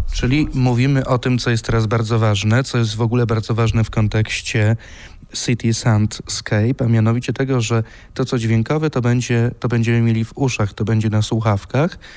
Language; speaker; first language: Polish; native; Polish